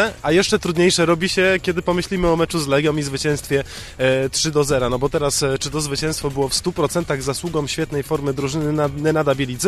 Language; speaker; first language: Polish; native; Polish